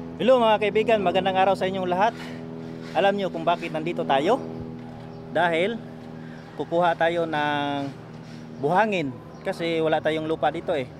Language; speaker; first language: Filipino; non-native, local second language; Cebuano